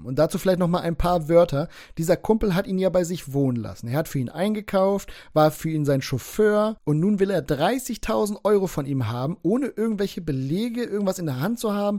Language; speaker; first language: German; native; German